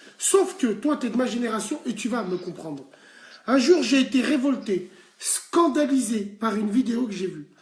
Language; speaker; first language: French; early bilingual, other home language; Arabic